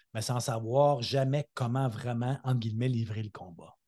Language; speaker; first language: French; native; French